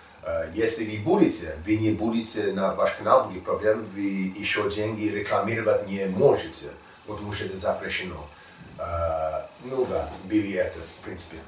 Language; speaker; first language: Russian; non-native, learner; English